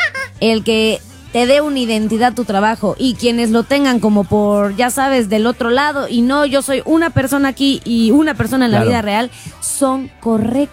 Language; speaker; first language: Spanish; native; Spanish